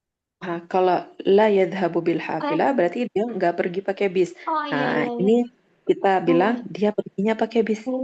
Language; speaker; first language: Indonesian; native; Indonesian